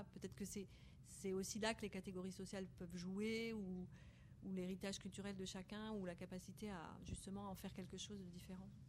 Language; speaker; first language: French; native; French